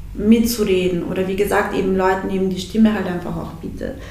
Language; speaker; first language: German; early bilingual, other home language; Bosnian